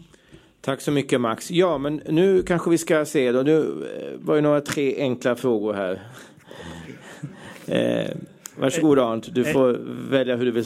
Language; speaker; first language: Swedish; native; Swedish